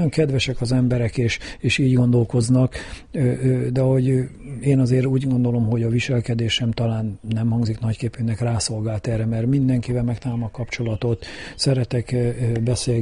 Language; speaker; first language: Hungarian; native; Hungarian